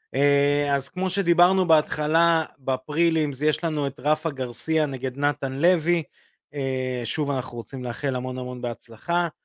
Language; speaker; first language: Hebrew; early bilingual, other home language; Russian